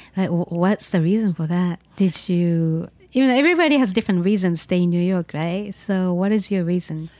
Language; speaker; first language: English; non-native, fluent; Japanese